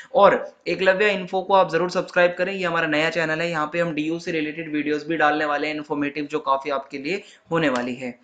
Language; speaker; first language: Hindi; native; Hindi